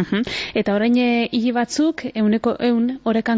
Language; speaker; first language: Basque; native; Basque